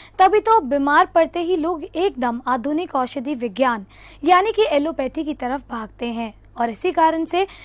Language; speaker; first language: Hindi; native; Hindi